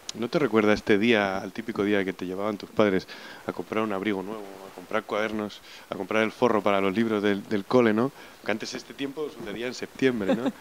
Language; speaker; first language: Spanish; native; Spanish